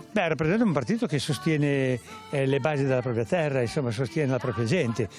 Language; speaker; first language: Italian; native; Italian